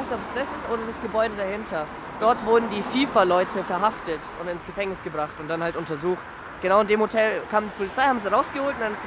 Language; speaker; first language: German; native; German